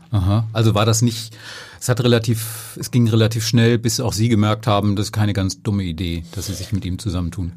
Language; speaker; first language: German; native; German